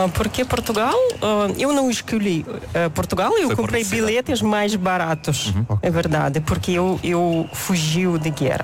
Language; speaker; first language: Portuguese; non-native, learner; Uzbek